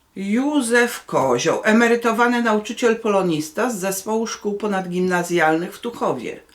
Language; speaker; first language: Polish; native; Polish